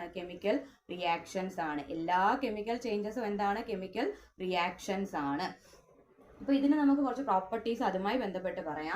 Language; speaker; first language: Malayalam; native; Malayalam